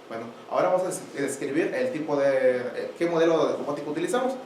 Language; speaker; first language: Spanish; native; Spanish